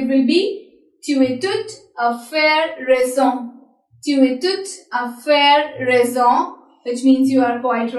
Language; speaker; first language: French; non-native, learner; Hindi